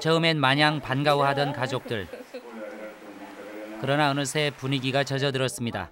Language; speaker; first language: Korean; native; Korean